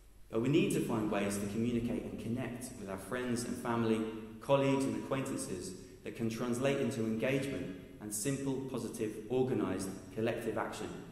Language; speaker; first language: English; native; English